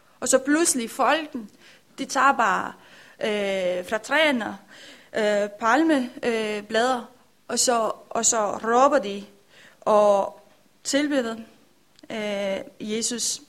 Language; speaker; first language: Danish; non-native, learner; Romanian